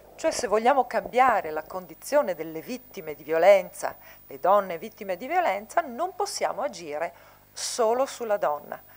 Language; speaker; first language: Italian; native; Italian